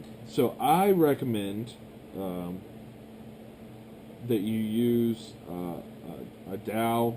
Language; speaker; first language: English; native; English